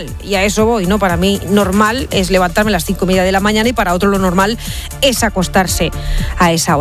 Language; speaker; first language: Spanish; native; Spanish